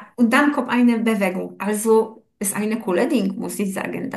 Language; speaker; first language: German; non-native, learner; Polish